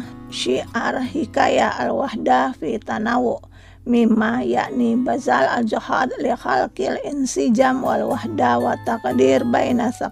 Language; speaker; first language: Arabic; non-native, fluent; Indonesian